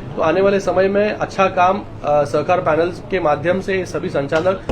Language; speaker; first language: Hindi; non-native, local second language; Marathi